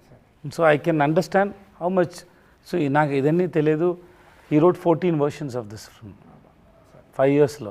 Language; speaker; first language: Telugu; non-native, learner; Tamil